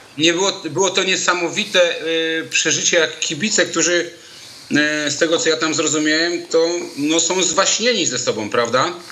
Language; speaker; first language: Polish; native; Polish